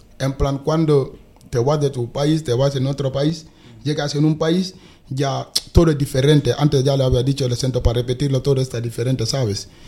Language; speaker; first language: Spanish; non-native, fluent; Wolof